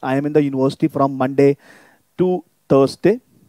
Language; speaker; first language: English; non-native, local second language; Hindi